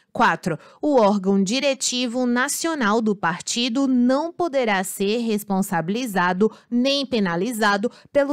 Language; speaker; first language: Portuguese; native; Portuguese